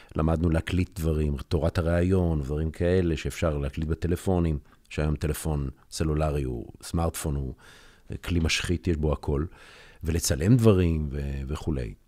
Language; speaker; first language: Hebrew; native; Hebrew